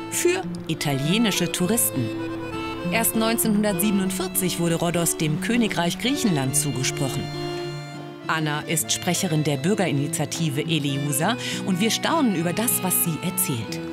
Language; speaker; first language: German; native; German